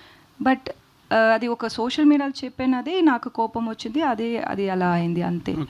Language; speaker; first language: Telugu; non-native, learner; Tamil